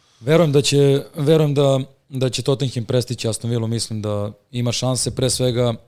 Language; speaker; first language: Serbian; native; Serbian